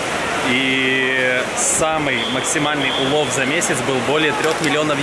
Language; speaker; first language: Russian; native; Russian